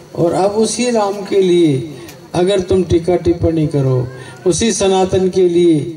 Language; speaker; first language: Hindi; non-native, local second language; Gujarati